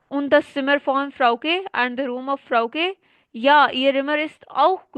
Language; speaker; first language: German; non-native, fluent; Urdu